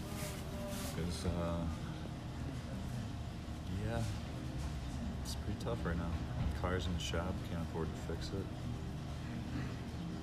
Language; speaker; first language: English; native; English